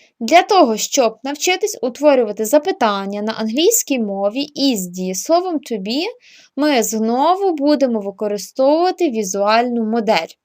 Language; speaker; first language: Ukrainian; native; Ukrainian